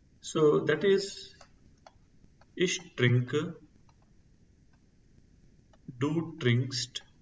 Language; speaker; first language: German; non-native, fluent; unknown